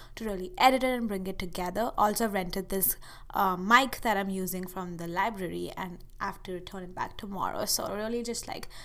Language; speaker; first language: English; non-native, local second language; Hindi